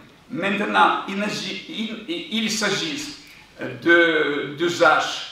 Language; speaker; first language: French; non-native, fluent; Ukrainian